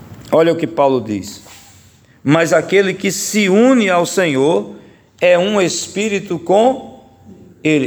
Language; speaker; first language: Portuguese; native; Portuguese